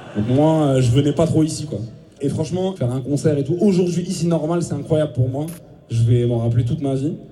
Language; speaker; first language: French; native; French